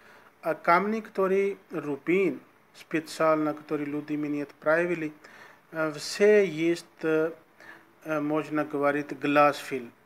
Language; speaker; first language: Russian; non-native, learner; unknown